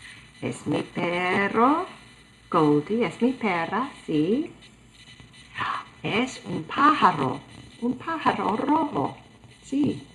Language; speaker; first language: Spanish; non-native, fluent; English